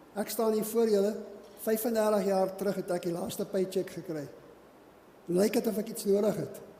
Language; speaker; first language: Afrikaans; non-native, local second language; English